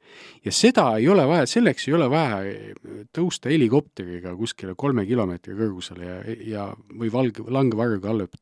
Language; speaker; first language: Estonian; native; Estonian